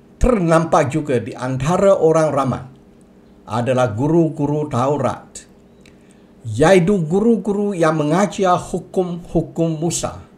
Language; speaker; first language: Malay; non-native, local second language; Chinese